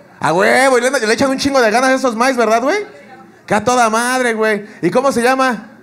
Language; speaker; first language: Spanish; native; Spanish